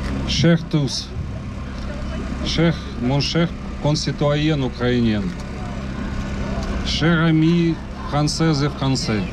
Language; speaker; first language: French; non-native, learner; Ukrainian